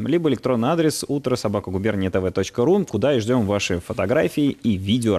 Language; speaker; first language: Russian; native; Russian